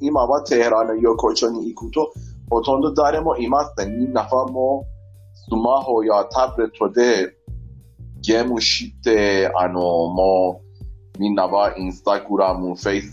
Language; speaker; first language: Japanese; non-native, learner; Persian